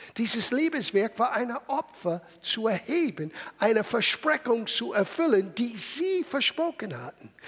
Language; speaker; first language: German; non-native, fluent; English